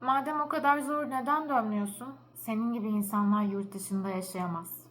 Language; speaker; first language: Turkish; native; Turkish